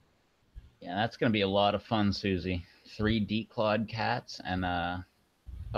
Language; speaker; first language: English; native; English